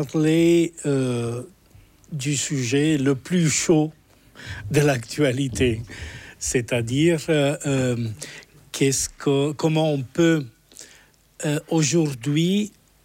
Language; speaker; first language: French; non-native, fluent; Italian